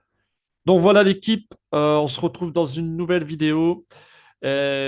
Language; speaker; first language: French; native; French